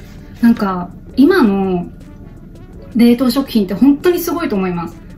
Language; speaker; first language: Japanese; native; Japanese